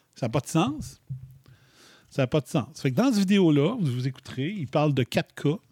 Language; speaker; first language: French; native; French